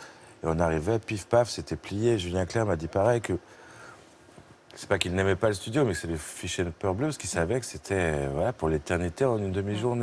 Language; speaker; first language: French; native; French